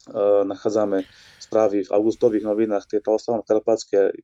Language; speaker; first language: Slovak; native; Slovak